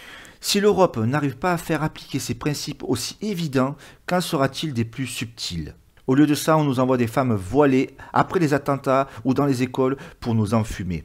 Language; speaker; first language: French; native; French